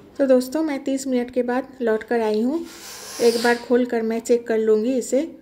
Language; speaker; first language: Hindi; non-native, local second language; Bangla